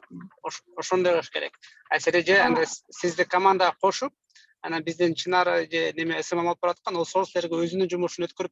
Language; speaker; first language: Kyrgyz; native; Kyrgyz